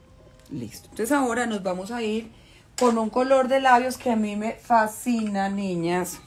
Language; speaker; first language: Spanish; native; Spanish